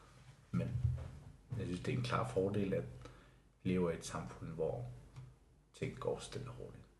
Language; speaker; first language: Danish; non-native, local second language; Kalaallisut